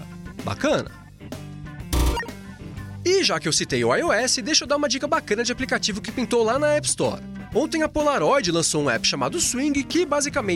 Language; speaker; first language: Portuguese; native; Portuguese